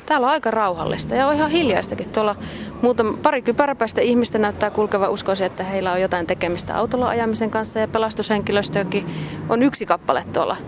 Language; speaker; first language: Finnish; native; Finnish